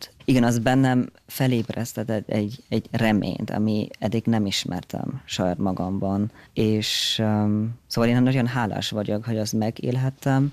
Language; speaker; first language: Hungarian; non-native, fluent; German